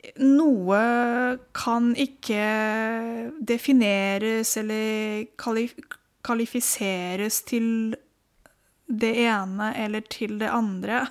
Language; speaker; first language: Norwegian; non-native, fluent; Spanish